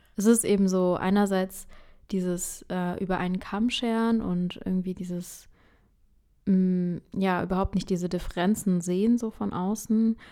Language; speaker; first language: German; early bilingual, other home language; Urdu